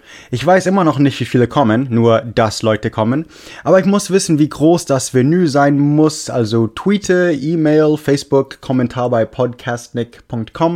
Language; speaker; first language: German; non-native, fluent; English